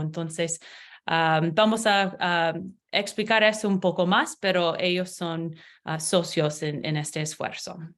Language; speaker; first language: Spanish; non-native, learner; English